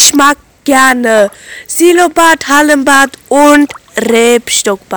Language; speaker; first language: German; non-native, local second language; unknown